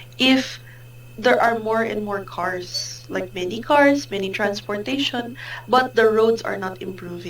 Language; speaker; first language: English; non-native, fluent; Filipino